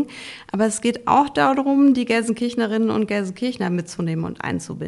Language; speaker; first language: German; native; German